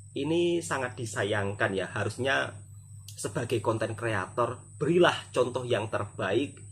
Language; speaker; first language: Indonesian; native; Indonesian